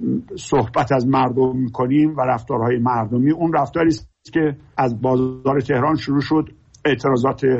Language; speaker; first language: Persian; native; Persian